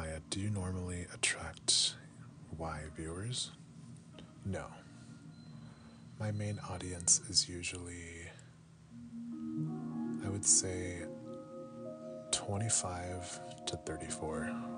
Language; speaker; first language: English; native; English